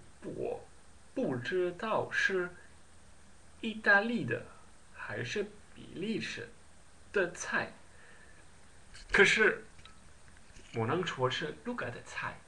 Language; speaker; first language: Chinese; non-native, learner; Dutch